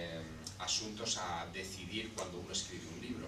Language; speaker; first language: Spanish; native; Spanish